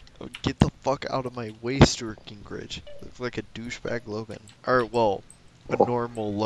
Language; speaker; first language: English; native; English